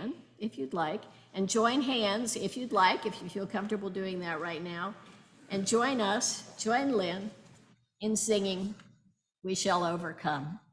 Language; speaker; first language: English; native; English